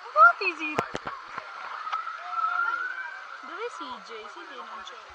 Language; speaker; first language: Italian; non-native, learner; Filipino